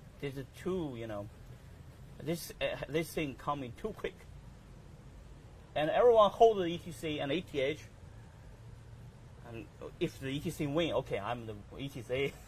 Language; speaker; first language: English; non-native, learner; Chinese